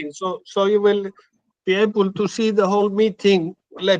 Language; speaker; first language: English; non-native, fluent; Icelandic